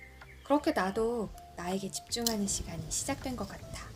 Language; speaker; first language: Korean; native; Korean